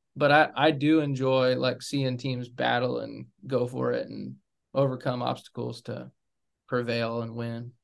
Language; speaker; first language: English; native; English